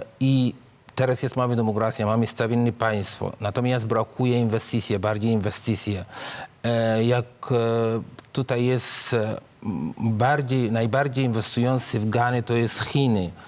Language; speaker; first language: Polish; non-native, fluent; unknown